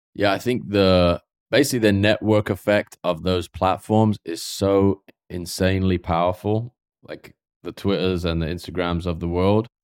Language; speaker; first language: English; native; English